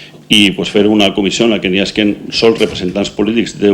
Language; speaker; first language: Catalan; native; Catalan